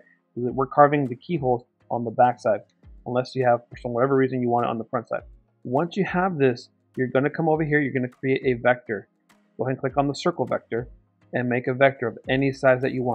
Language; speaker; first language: English; native; English